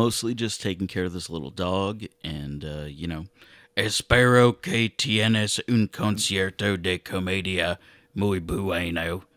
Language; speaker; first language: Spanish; non-native, learner; English